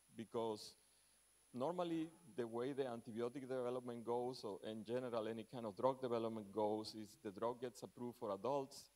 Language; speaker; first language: English; non-native, fluent; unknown